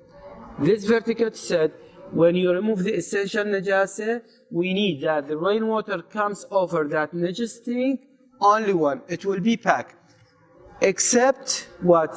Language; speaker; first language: English; non-native, fluent; Arabic